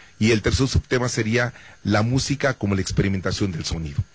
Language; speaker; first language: Spanish; native; Spanish